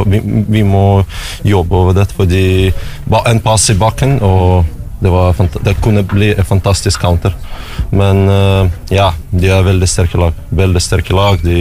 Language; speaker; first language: Norwegian; non-native, learner; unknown